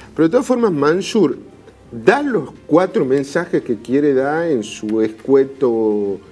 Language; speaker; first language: Spanish; native; Spanish